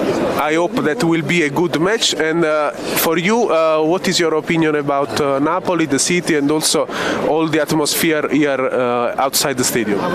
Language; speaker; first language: English; non-native, fluent; Italian